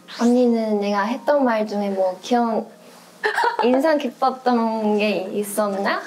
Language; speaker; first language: Korean; non-native, fluent; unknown